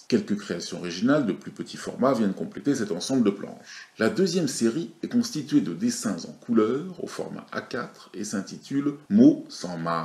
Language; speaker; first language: French; native; French